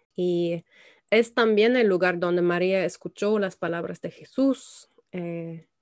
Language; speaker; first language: Spanish; non-native, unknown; German